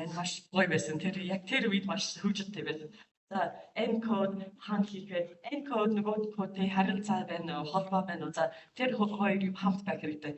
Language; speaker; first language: Mongolian; non-native, learner; English